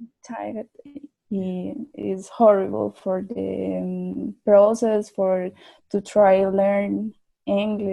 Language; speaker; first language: English; non-native, learner; Spanish